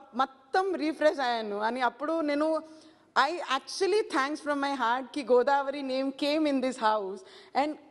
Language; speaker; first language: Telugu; non-native, learner; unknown